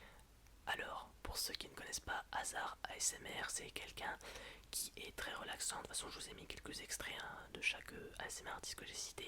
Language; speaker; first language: French; native; French